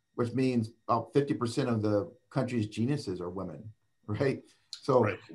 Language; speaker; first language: English; native; English